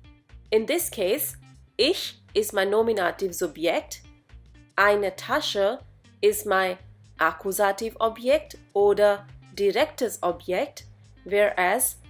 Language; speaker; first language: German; non-native, fluent; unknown